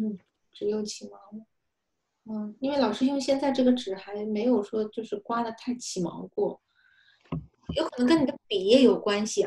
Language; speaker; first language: Chinese; native; Chinese